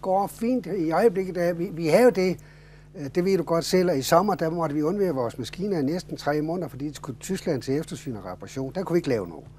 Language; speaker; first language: Danish; native; Danish